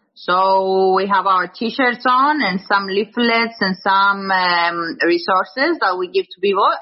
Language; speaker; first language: English; non-native, fluent; Greek